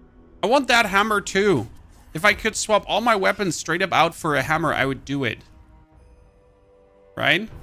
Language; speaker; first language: English; non-native, fluent; German